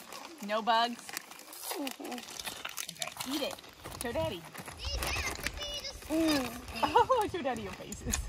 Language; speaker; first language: English; native; English